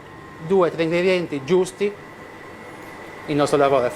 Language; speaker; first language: Italian; native; Italian